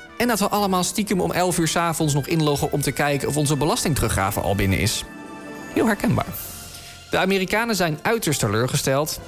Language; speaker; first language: Dutch; native; Dutch